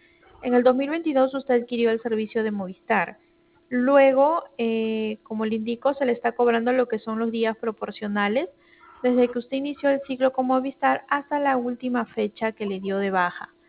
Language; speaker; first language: Spanish; native; Spanish